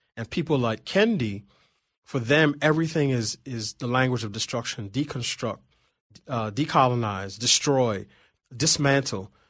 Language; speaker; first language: English; native; English